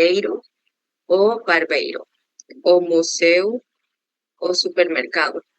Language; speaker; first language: Portuguese; non-native, learner; Spanish